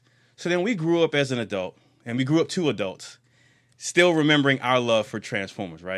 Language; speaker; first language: English; native; English